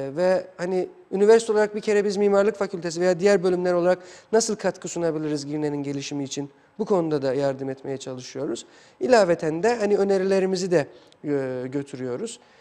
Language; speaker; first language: Turkish; non-native, fluent; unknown